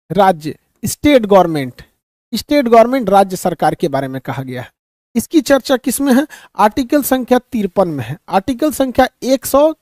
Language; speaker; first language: Hindi; native; Hindi